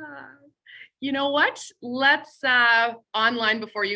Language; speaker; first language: English; native; English